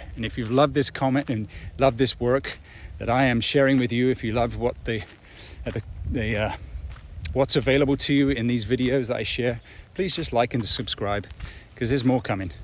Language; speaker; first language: English; native; English